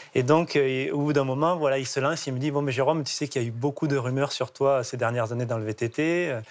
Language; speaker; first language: French; native; French